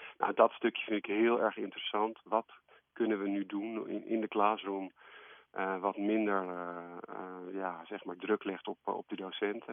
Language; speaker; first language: Dutch; native; Dutch